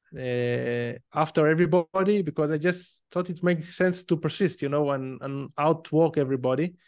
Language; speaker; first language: English; non-native, fluent; Hebrew